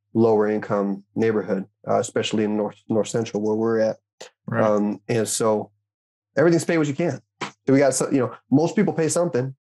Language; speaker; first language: English; native; English